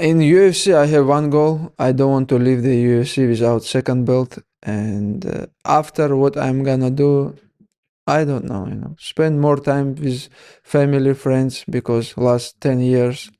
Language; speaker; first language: English; non-native, learner; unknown